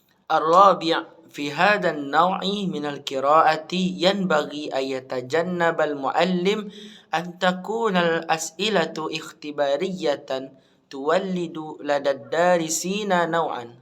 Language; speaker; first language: Arabic; non-native, learner; Indonesian